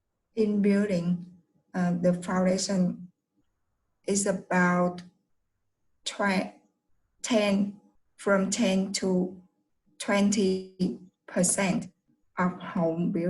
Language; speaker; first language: English; non-native, learner; Vietnamese